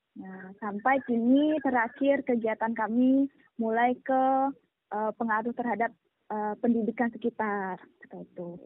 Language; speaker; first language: Indonesian; native; Indonesian